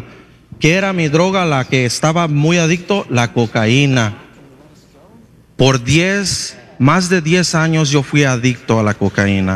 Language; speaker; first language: Spanish; early bilingual, heritage; Spanish